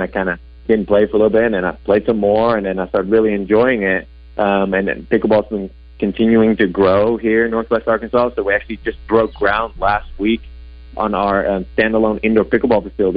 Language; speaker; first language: English; non-native, fluent; Dutch